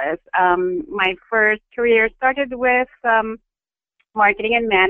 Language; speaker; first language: English; non-native, local second language; Filipino